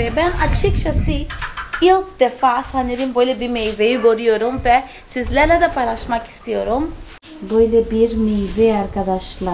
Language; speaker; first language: Turkish; non-native, fluent; Portuguese